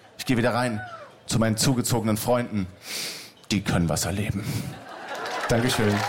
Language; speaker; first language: German; native; German